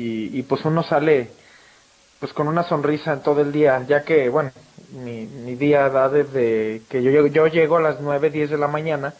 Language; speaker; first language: Spanish; native; Spanish